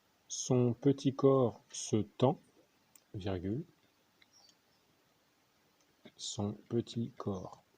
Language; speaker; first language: French; native; French